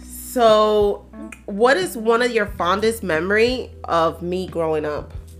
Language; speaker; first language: English; early bilingual, other home language; Spanish